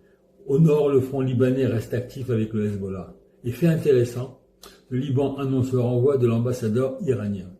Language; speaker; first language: French; native; French